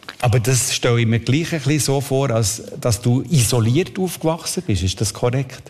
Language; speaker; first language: German; native; German